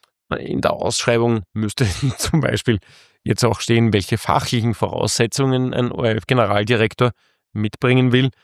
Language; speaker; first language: German; native; German